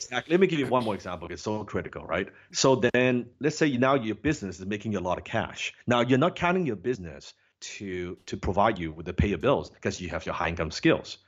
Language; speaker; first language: English; non-native, local second language; Cantonese